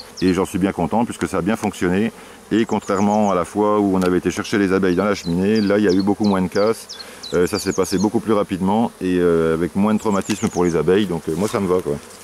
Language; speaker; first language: French; native; French